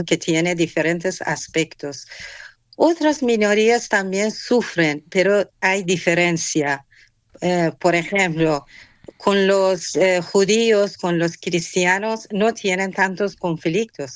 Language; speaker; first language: Spanish; non-native, fluent; Persian